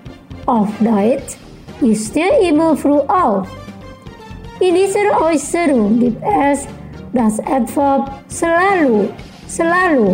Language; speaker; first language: German; non-native, fluent; Indonesian